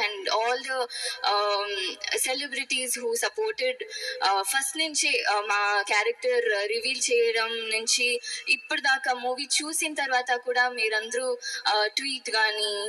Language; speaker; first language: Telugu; non-native, learner; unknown